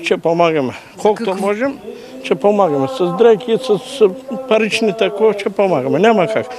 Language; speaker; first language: Bulgarian; non-native, local second language; Turkish